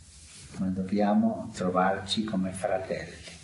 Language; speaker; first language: Italian; non-native, fluent; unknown